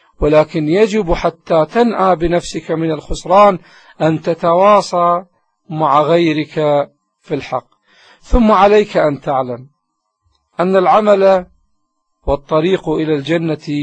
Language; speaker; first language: Arabic; native; Arabic